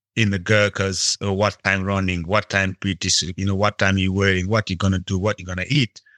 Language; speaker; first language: English; non-native, local second language; Nepali